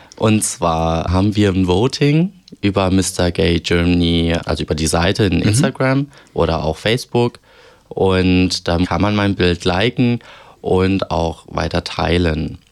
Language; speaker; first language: German; early bilingual, other home language; Albanian